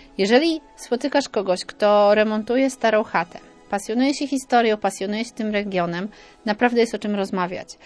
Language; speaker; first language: Polish; native; Polish